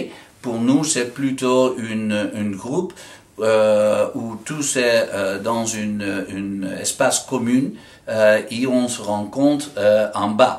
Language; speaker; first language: French; non-native, fluent; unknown